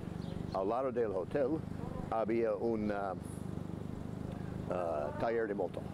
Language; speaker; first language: Spanish; non-native, fluent; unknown